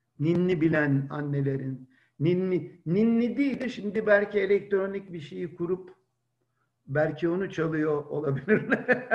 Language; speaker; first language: Turkish; native; Turkish